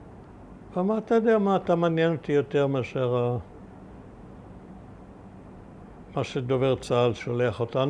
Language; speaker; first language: Hebrew; early bilingual, other home language; German